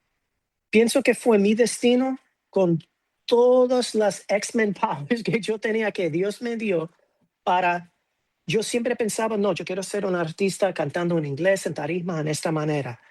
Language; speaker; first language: Spanish; non-native, fluent; English